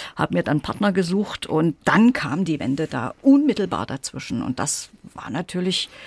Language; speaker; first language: German; native; German